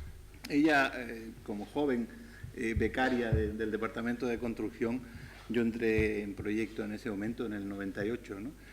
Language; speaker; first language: Spanish; native; Spanish